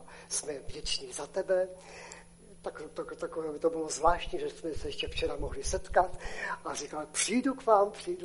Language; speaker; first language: Czech; non-native, local second language; Polish